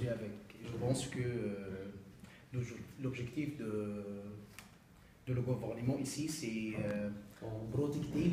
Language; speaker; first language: French; non-native, learner; Arabic